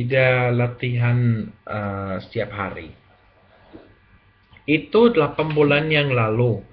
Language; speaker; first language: Indonesian; non-native, learner; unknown